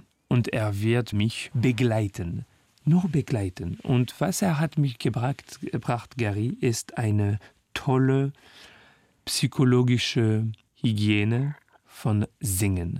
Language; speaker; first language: German; non-native, learner; French